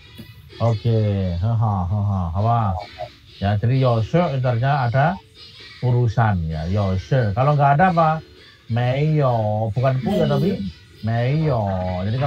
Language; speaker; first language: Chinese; non-native, learner; Indonesian